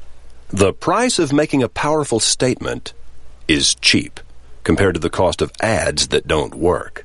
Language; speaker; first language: English; native; English